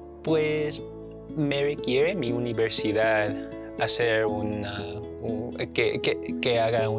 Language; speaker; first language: Spanish; non-native, fluent; English